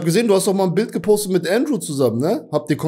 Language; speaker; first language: German; native; German